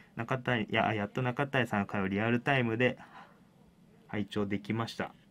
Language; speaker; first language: Japanese; native; Japanese